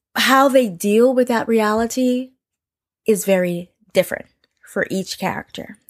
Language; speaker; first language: English; early bilingual, other home language; Yoruba